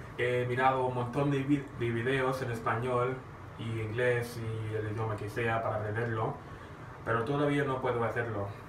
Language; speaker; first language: Spanish; non-native, learner; English